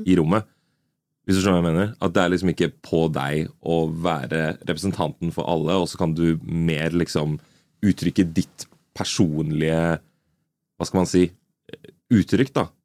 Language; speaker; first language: Norwegian; early bilingual, other home language; Nigerian Pidgin